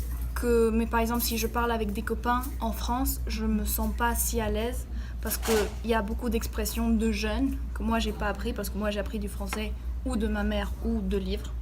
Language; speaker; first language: French; early bilingual, heritage; French